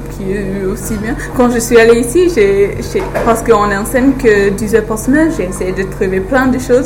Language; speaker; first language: French; non-native, learner; English